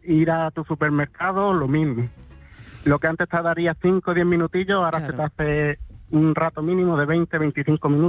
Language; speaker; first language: Spanish; native; Spanish